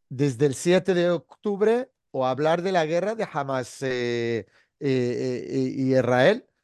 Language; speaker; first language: Spanish; non-native, fluent; Arabic